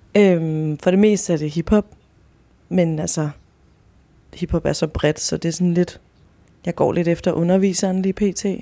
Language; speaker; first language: Danish; early bilingual, other home language; Spanish